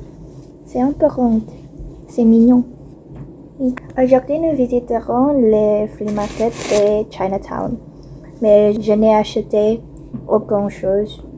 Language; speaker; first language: French; non-native, learner; Indonesian